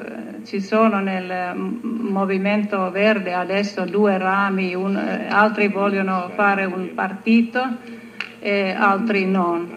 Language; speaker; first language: Italian; non-native, learner; Finnish